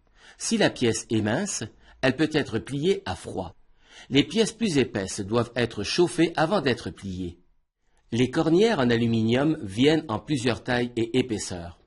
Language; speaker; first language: French; native; French